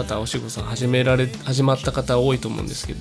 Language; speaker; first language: Japanese; native; Japanese